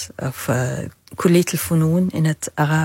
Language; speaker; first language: Dutch; non-native, fluent; Arabic